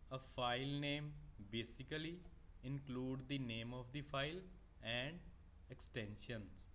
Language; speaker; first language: English; non-native, local second language; Punjabi